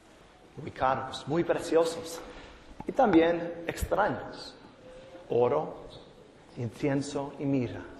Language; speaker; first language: Spanish; non-native, fluent; English